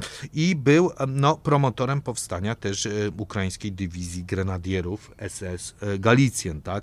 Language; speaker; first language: Polish; native; Polish